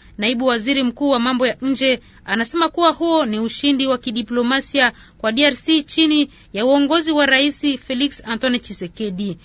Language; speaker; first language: Swahili; native; Swahili